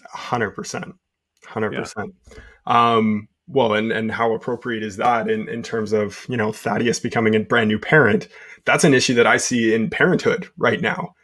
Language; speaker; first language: English; native; English